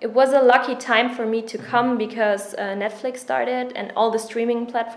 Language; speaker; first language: English; non-native, fluent; German